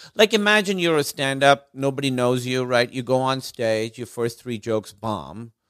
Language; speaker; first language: English; non-native, local second language; Urdu